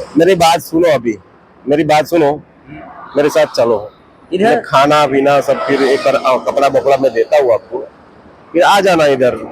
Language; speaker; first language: Hindi; non-native, local second language; Gujarati